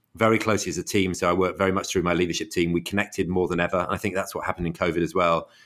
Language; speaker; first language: English; native; English